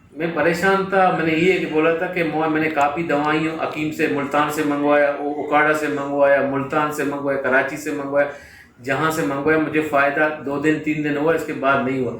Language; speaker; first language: Urdu; non-native, local second language; Baluchi